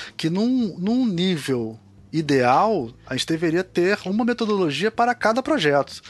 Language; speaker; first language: Portuguese; native; Portuguese